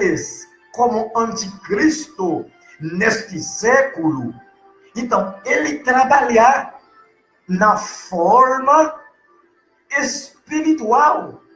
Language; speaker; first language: Portuguese; non-native, learner; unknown